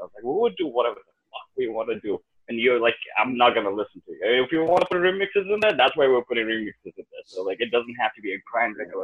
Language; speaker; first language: English; non-native, local second language; Nepali